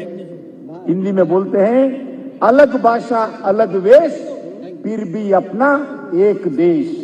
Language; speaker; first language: Hindi; non-native, local second language; Telugu